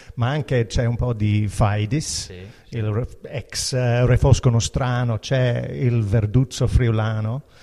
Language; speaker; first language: Italian; non-native, fluent; English